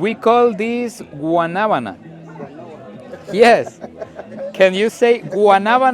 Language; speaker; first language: English; non-native, learner; Spanish